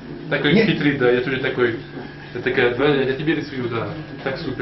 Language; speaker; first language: Russian; non-native, learner; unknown